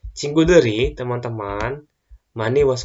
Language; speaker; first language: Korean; non-native, fluent; Indonesian